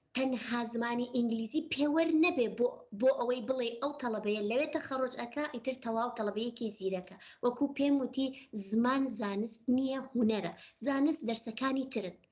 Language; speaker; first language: Central Kurdish; non-native, local second language; Gurani